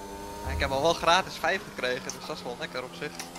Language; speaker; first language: Dutch; native; Dutch